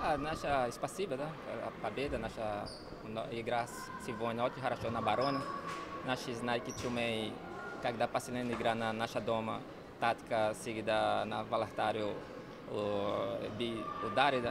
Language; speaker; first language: Russian; non-native, learner; Portuguese